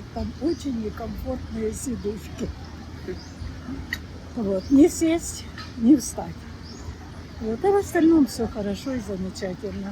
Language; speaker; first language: Russian; native; Russian